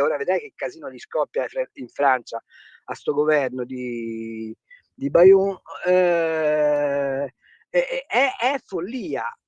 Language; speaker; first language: Italian; native; Italian